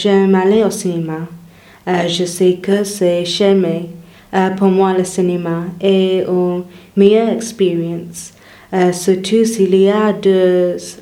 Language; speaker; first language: French; non-native, learner; English